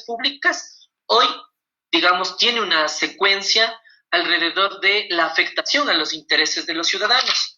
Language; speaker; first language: Spanish; native; Spanish